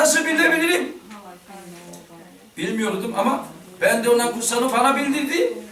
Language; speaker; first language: Turkish; non-native, learner; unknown